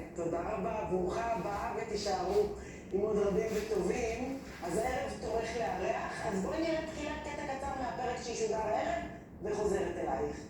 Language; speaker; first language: Hebrew; native; Hebrew